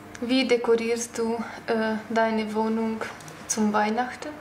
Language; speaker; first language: German; non-native, learner; Hungarian